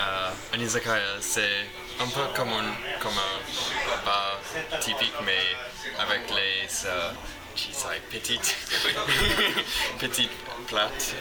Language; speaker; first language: French; non-native, learner; English